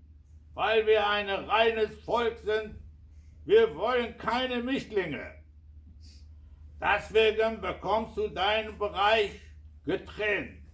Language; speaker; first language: German; non-native, fluent; Kurdish